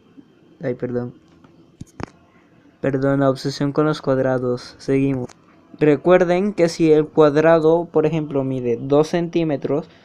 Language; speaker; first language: Spanish; native; Spanish